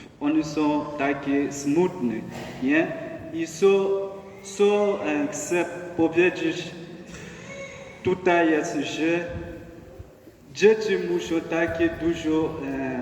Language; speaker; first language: Polish; non-native, learner; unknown